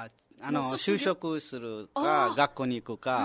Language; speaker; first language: Japanese; non-native, fluent; Nepali